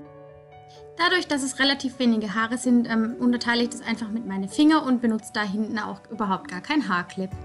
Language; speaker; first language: German; native; German